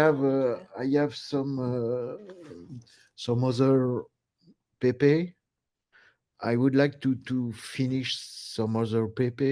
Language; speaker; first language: English; non-native, learner; French